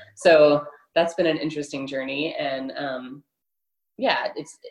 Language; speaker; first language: English; native; English